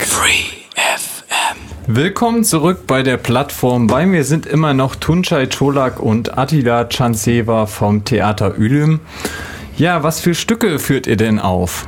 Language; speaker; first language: German; native; German